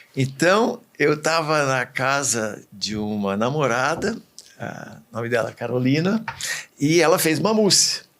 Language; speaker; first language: Portuguese; early bilingual, other home language; English